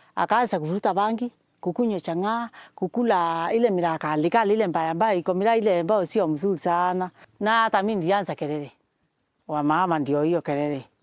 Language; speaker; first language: Swahili; non-native, local second language; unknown